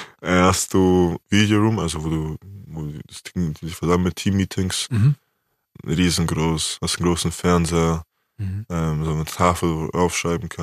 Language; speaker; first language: German; native; German